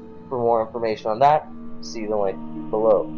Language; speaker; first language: English; native; English